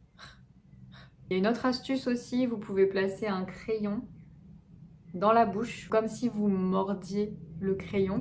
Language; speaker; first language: French; native; French